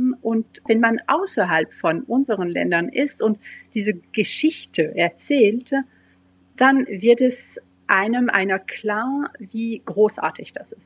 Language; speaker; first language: German; non-native, fluent; French